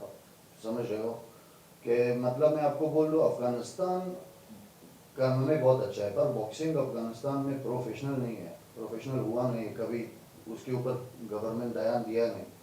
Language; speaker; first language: Hindi; non-native, fluent; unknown